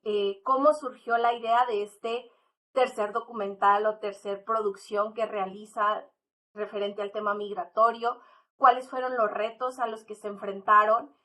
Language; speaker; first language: Spanish; native; Spanish